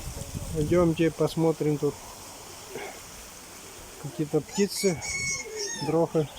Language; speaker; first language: Russian; native; Russian